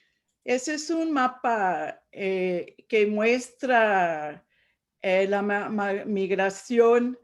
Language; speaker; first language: Spanish; non-native, fluent; English